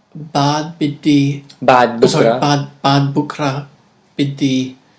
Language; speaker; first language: Arabic; non-native, learner; English